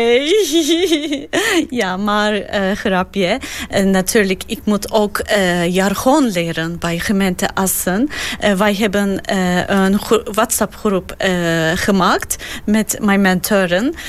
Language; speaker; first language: Dutch; non-native, learner; Turkish